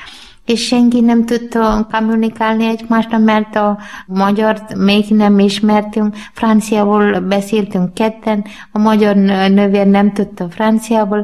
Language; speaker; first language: Hungarian; non-native, learner; Malayalam